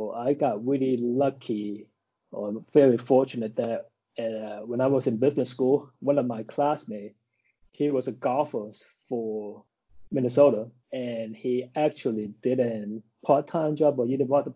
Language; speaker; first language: English; non-native, local second language; Cantonese